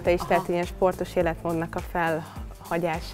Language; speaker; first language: Hungarian; native; Hungarian